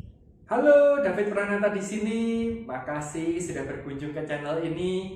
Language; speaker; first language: Indonesian; native; Indonesian